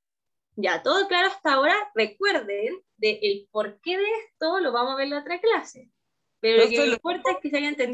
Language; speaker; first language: Spanish; native; Spanish